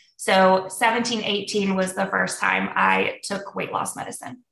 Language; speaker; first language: English; early bilingual, other home language; Polish